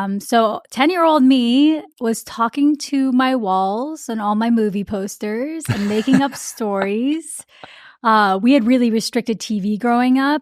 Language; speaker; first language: English; early bilingual, other home language; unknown